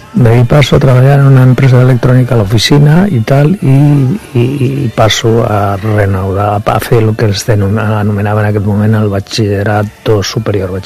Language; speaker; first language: Catalan; non-native, local second language; Spanish